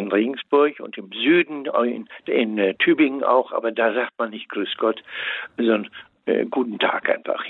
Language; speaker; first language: German; native; German